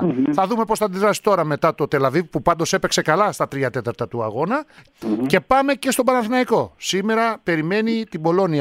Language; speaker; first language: Greek; native; Greek